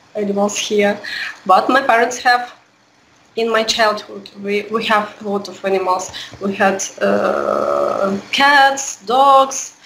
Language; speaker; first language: English; non-native, learner; Russian